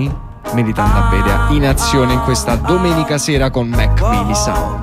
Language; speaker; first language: Italian; native; Italian